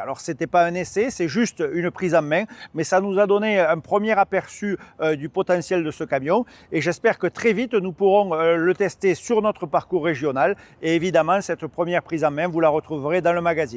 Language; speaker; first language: French; native; French